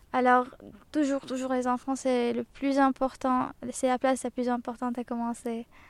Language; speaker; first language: French; non-native, local second language; Arabic